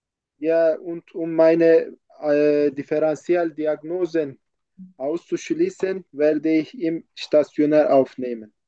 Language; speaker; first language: German; non-native, fluent; Turkish